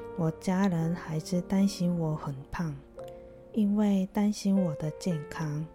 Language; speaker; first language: Chinese; non-native, fluent; Korean